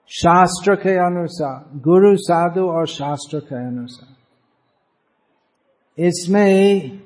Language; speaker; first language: Hindi; non-native, fluent; English